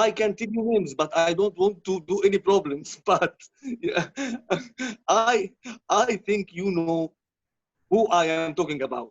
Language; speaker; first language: English; non-native, learner; Arabic